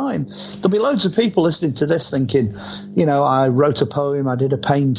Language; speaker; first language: English; native; English